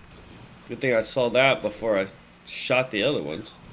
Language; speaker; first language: English; native; English